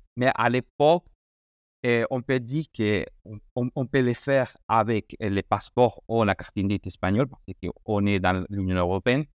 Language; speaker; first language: French; non-native, learner; Spanish